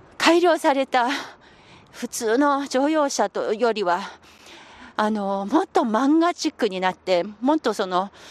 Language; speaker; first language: Japanese; non-native, fluent; Chinese